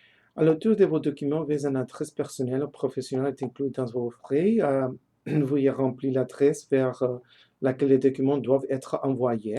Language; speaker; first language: French; non-native, learner; English